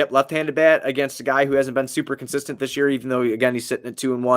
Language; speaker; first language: English; native; English